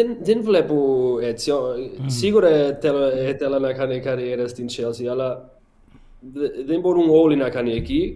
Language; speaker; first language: Greek; non-native, learner; Portuguese